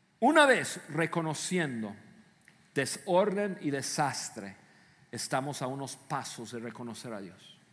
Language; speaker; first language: Spanish; non-native, fluent; English